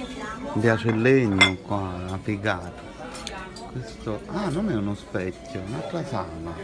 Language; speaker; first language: Italian; native; Italian